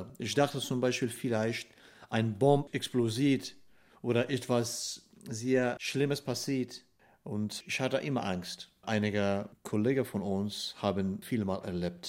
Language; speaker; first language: German; non-native, fluent; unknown